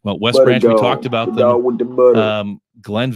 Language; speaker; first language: English; native; English